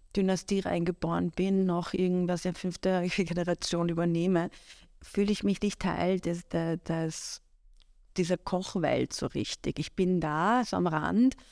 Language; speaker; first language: German; early bilingual, other home language; Persian